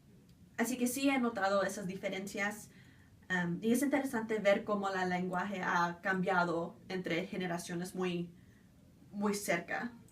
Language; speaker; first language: Spanish; early bilingual, other home language; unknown